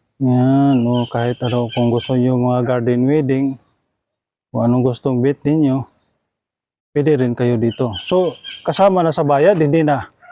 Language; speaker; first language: Filipino; non-native, local second language; Cebuano